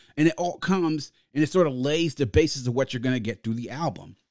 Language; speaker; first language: English; native; English